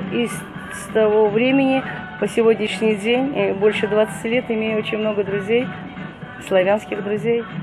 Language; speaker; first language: Russian; non-native, fluent; Turkish